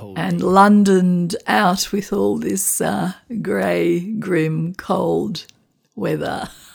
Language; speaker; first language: English; non-native, fluent; Macedonian